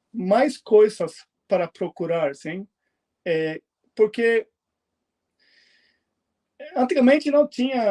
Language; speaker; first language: Portuguese; non-native, fluent; Swedish